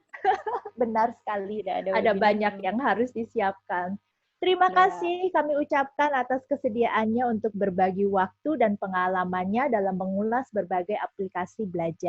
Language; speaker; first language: Indonesian; native; Indonesian